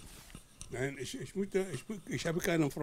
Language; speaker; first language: German; non-native, learner; Arabic